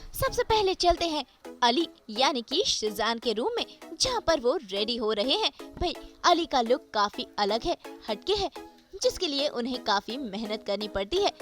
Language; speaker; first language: Hindi; native; Hindi